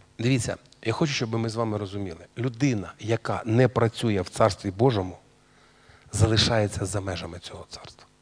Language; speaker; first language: Ukrainian; non-native, local second language; Russian